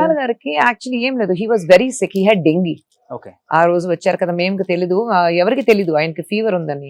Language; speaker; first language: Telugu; non-native, fluent; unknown